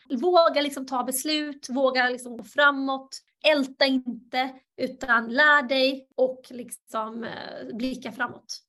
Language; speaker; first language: Swedish; early bilingual, other home language; Bosnian